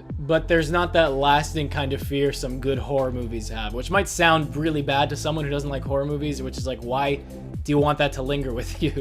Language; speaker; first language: English; native; English